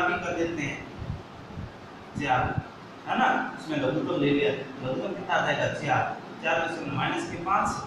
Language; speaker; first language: Hindi; native; Hindi